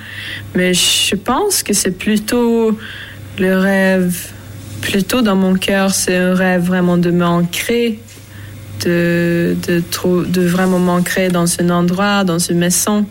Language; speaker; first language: French; non-native, fluent; Swedish